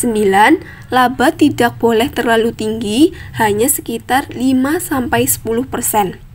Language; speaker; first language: Indonesian; native; Indonesian